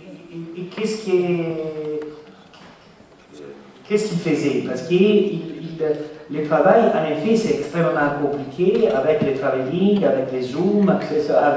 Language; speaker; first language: French; non-native, fluent; Italian